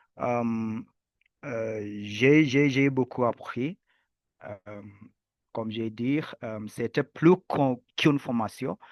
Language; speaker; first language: French; non-native, learner; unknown